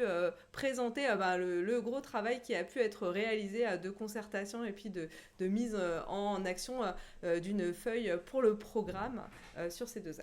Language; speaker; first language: French; native; French